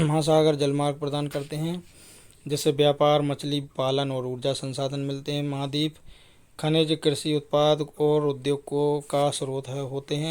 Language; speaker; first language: Hindi; native; Hindi